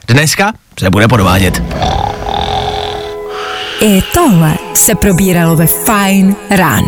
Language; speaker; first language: Czech; native; Czech